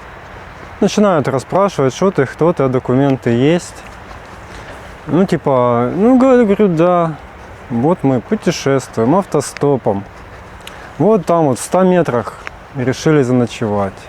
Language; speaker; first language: Russian; native; Russian